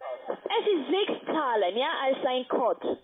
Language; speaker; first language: German; non-native, learner; Russian